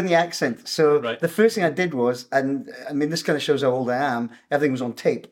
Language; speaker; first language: English; native; English